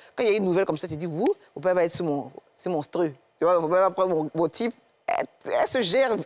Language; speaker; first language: French; native; French